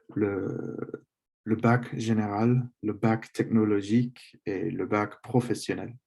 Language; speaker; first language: French; non-native, fluent; English